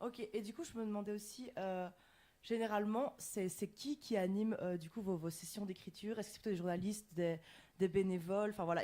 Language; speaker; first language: French; native; French